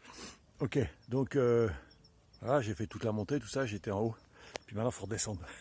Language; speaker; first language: French; native; French